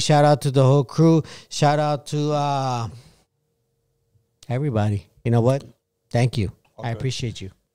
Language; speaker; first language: English; native; English